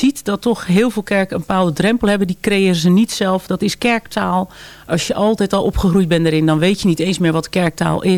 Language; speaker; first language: Dutch; native; Dutch